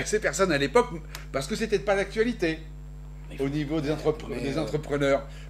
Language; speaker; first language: French; native; French